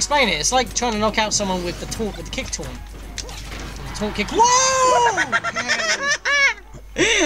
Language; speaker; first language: English; native; English